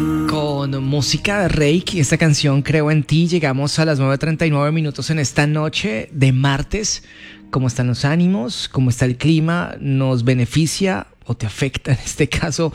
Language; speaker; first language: Spanish; native; Spanish